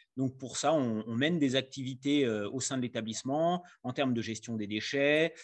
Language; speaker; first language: French; native; French